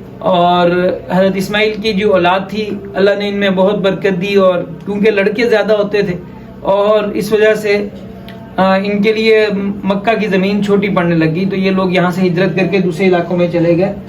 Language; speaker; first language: Urdu; native; Urdu